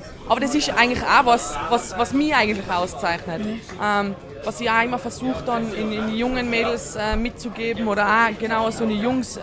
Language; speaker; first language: German; native; German